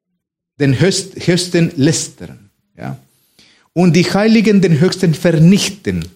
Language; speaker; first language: German; non-native, fluent; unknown